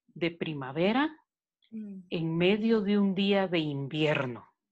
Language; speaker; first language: Spanish; native; Spanish